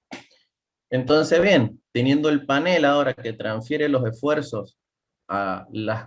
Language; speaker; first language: Spanish; native; Spanish